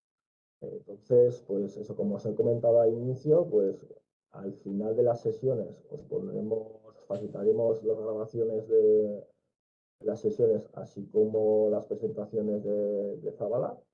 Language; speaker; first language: Spanish; native; Spanish